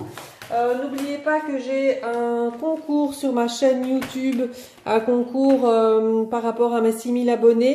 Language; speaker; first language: French; native; French